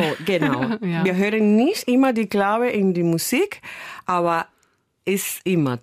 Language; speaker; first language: German; non-native, learner; Spanish